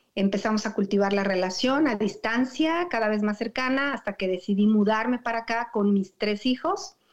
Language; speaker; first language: Spanish; native; Spanish